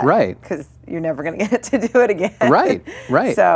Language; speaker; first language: English; native; English